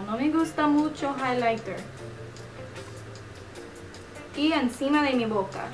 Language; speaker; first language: Spanish; non-native, learner; English